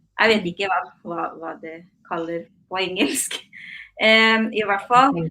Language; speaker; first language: Norwegian; non-native, learner; Filipino